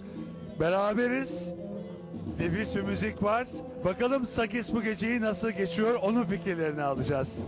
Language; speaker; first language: Turkish; native; Turkish